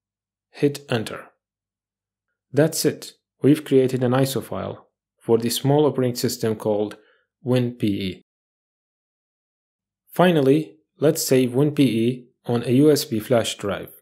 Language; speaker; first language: English; non-native, fluent; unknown